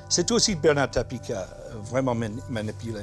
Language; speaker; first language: French; non-native, fluent; English